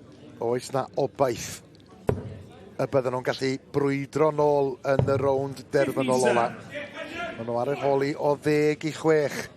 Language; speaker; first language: Welsh; native; Welsh